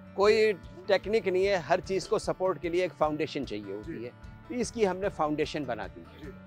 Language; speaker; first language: Hindi; native; Hindi